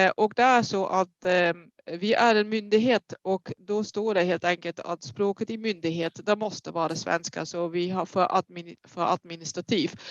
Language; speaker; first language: Swedish; non-native, fluent; Dutch